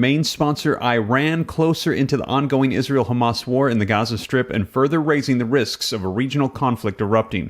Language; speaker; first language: English; native; English